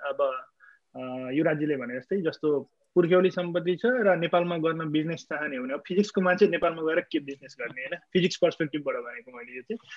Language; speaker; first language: Nepali; native; Nepali